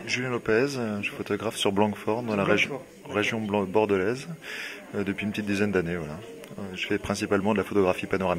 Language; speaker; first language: French; native; French